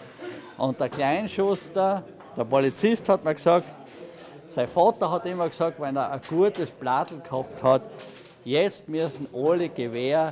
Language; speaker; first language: German; native; German